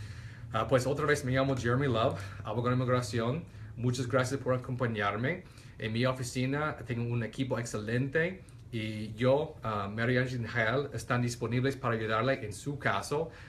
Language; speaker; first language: Spanish; non-native, fluent; English